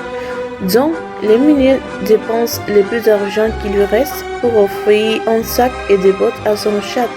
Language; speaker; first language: French; non-native, learner; Spanish